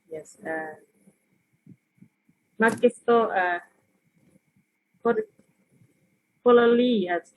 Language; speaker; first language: English; non-native, learner; Lao